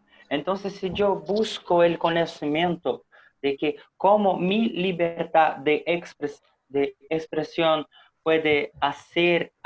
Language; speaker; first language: Spanish; non-native, learner; Portuguese